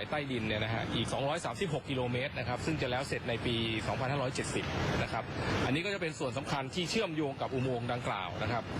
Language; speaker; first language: Thai; native; Thai